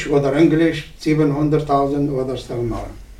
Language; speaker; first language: German; non-native, learner; Arabic